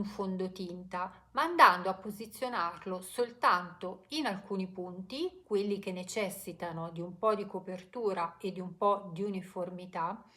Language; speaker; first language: Italian; native; Italian